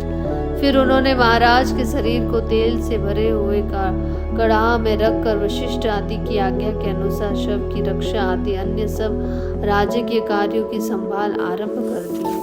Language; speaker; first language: Hindi; native; Hindi